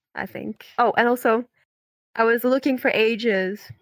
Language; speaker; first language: English; non-native, fluent; Dutch